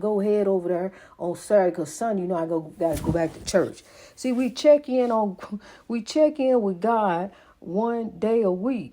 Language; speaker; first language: English; native; English